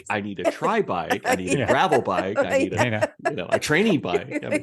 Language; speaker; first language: English; native; English